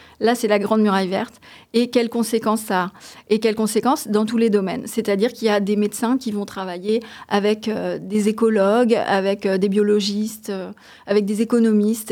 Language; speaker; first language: French; native; French